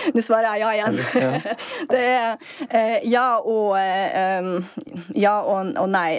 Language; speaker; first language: Norwegian; native; Norwegian